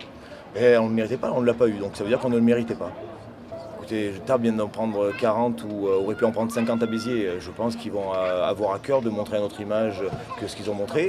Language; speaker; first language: French; native; French